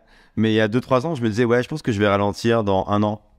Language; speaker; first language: French; native; French